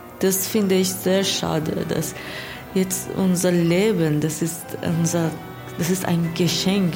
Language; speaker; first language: German; non-native, learner; Persian